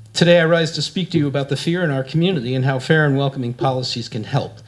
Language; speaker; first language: English; native; English